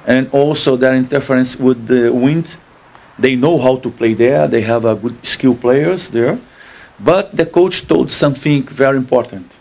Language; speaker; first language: English; non-native, learner; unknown